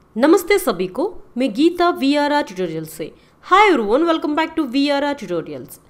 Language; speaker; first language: Hindi; non-native, local second language; Telugu